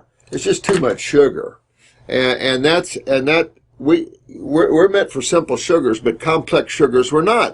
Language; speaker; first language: English; native; English